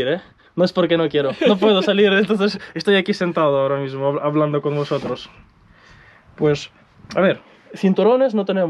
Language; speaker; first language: Spanish; native; Spanish